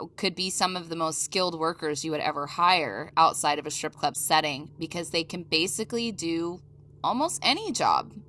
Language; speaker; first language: English; native; English